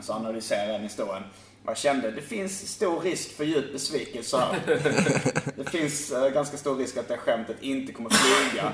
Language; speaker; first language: Swedish; native; Swedish